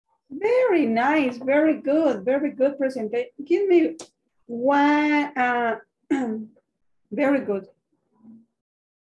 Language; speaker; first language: English; non-native, learner; Spanish